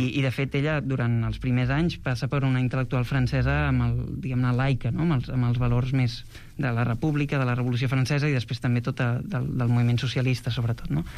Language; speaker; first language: Catalan; native; Catalan